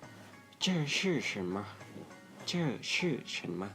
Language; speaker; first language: Chinese; non-native, fluent; Lao